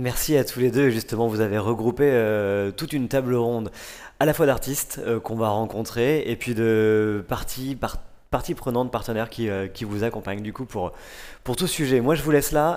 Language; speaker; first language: French; native; French